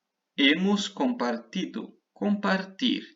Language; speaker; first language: Spanish; non-native, fluent; Portuguese